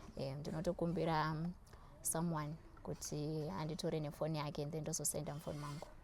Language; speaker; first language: Shona; non-native, local second language; North Ndebele